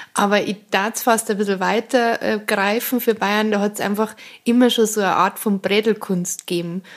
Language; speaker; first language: German; native; German